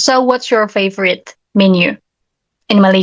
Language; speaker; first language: English; non-native, learner; Indonesian